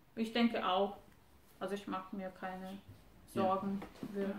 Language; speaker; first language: German; non-native, fluent; Romanian